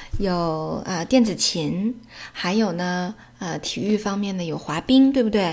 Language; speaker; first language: Chinese; native; Chinese